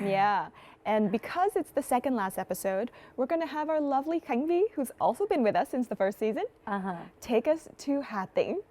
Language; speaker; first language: English; non-native, fluent; Vietnamese